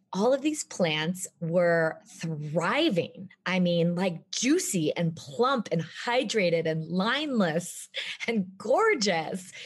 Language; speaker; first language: English; native; English